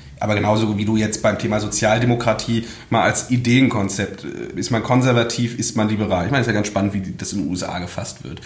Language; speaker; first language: German; native; German